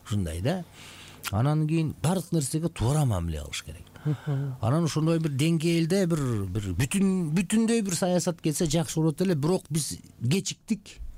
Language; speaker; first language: Kyrgyz; native; Kyrgyz